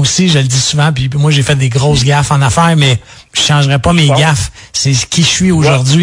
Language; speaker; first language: French; native; French